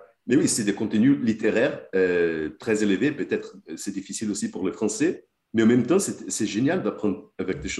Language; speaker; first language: French; non-native, fluent; Portuguese